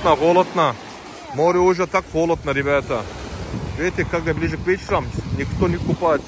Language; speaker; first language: Russian; non-native, learner; Turkish